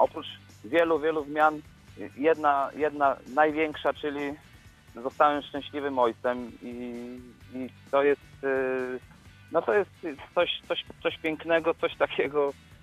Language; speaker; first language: Polish; native; Polish